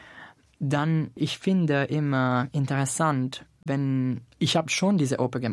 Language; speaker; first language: German; non-native, learner; Italian